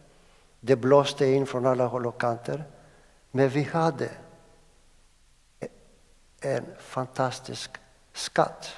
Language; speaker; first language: Swedish; non-native, fluent; Greek